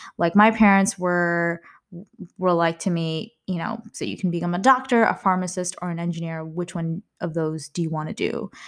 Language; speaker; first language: English; early bilingual, other home language; Malayalam